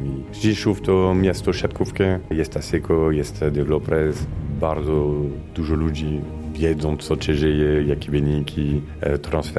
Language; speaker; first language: Polish; non-native, fluent; Italian